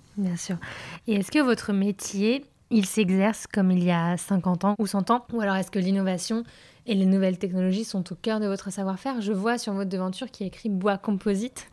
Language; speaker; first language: French; native; French